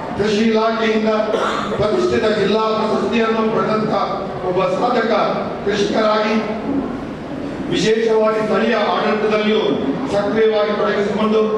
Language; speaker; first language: Kannada; native; Kannada